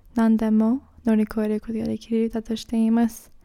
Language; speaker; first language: Japanese; non-native, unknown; English